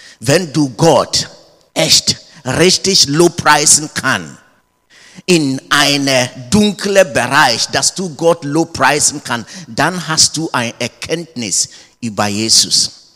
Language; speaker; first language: German; non-native, learner; English